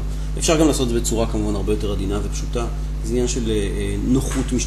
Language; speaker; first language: Hebrew; native; Hebrew